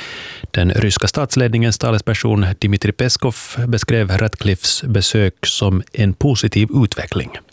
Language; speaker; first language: Swedish; native; Swedish